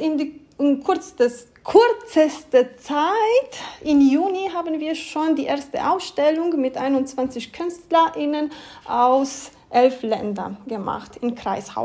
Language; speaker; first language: German; non-native, fluent; Romanian